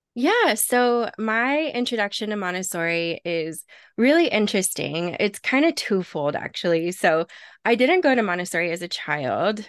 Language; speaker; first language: English; native; English